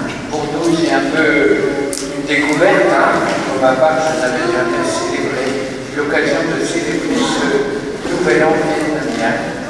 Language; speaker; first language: French; native; French